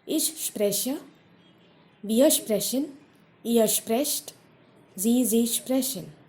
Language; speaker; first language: German; non-native, fluent; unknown